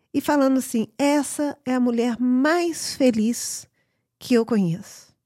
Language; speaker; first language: Portuguese; early bilingual, heritage; English